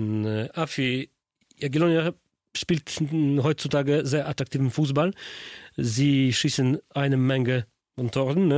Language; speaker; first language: German; non-native, learner; Polish